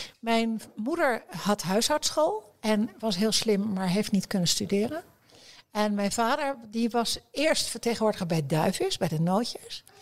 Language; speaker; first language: Dutch; native; Dutch